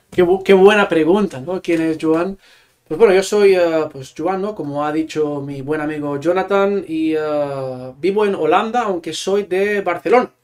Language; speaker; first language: Spanish; non-native, local second language; Catalan